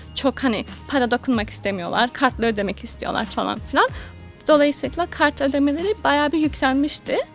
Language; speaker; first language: Turkish; early bilingual, other home language; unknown